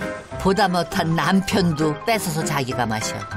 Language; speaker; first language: Korean; native; Korean